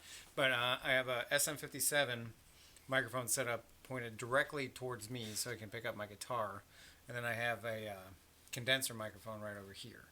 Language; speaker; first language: English; native; English